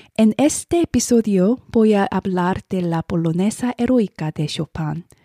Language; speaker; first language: Spanish; non-native, learner; Korean